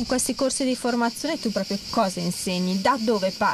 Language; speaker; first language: Italian; native; Italian